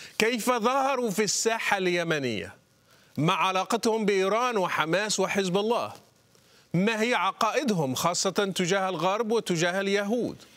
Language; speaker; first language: Arabic; native; Arabic